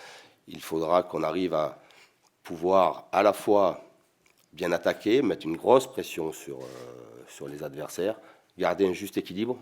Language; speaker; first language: French; native; French